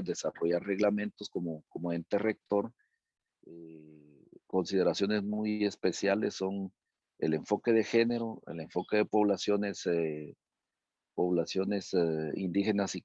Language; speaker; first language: Spanish; native; Spanish